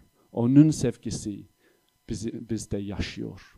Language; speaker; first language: Turkish; non-native, fluent; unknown